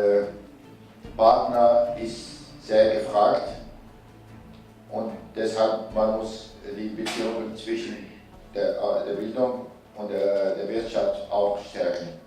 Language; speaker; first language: German; non-native, fluent; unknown